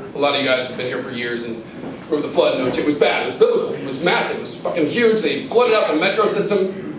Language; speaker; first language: English; native; English